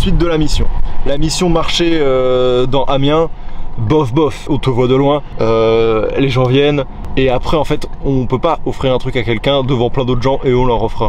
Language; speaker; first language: French; native; French